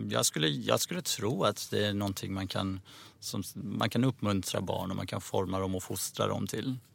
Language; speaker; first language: Swedish; early bilingual, other home language; Persian